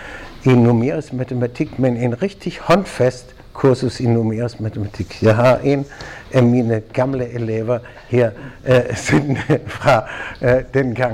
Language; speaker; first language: Danish; non-native, fluent; German